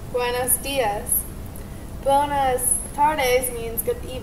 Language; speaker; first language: Spanish; non-native, learner; English